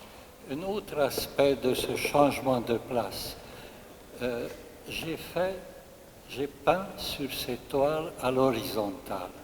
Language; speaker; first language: French; non-native, fluent; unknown